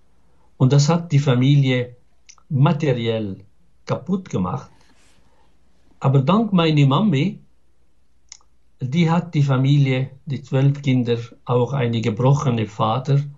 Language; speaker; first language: German; non-native, fluent; Arabic